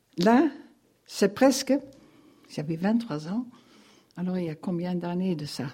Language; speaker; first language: French; non-native, fluent; Dutch